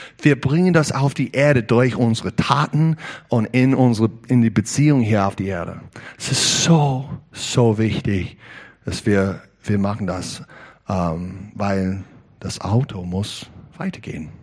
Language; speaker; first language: German; non-native, learner; English